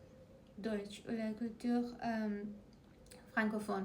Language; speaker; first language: French; non-native, learner; Persian